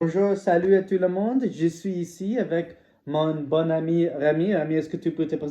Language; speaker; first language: French; non-native, learner; English